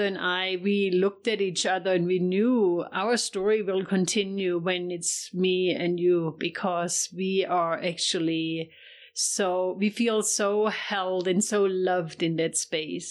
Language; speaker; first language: English; non-native, fluent; German